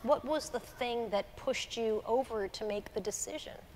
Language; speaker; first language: English; native; English